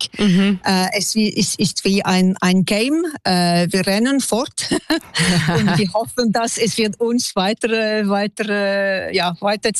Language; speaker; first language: German; non-native, local second language; French